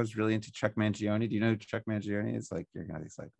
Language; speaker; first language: English; native; English